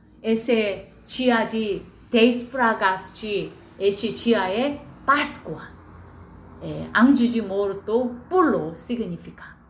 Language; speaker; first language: Portuguese; non-native, learner; Korean